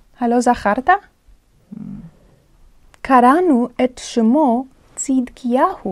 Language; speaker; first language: Hebrew; non-native, fluent; English